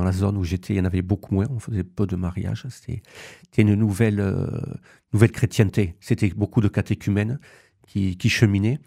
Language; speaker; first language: French; native; French